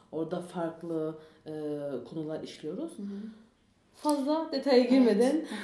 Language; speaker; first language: Turkish; early bilingual, heritage; Turkish